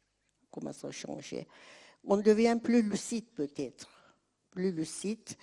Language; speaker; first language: French; non-native, fluent; Turkish